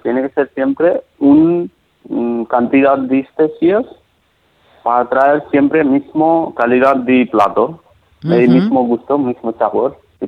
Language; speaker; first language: Spanish; non-native, learner; Nepali